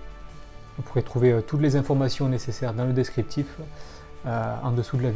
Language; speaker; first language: French; native; French